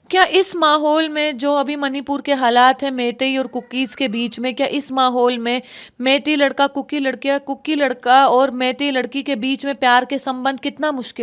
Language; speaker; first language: Hindi; native; Hindi